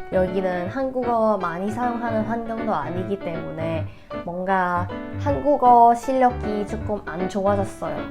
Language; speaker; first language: Korean; non-native, fluent; Cantonese